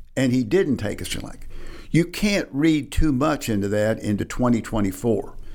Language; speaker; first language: English; native; English